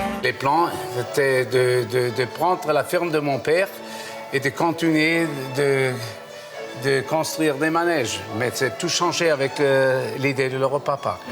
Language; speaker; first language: French; non-native, fluent; German